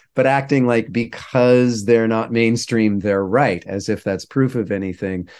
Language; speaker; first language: English; native; English